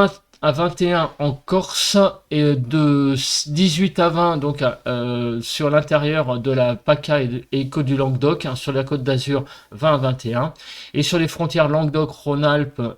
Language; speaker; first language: French; native; French